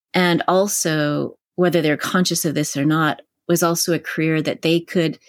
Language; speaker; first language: English; native; English